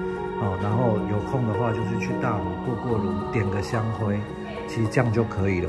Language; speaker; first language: Chinese; native; Chinese